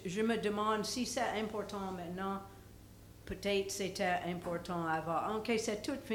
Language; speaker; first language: French; non-native, local second language; English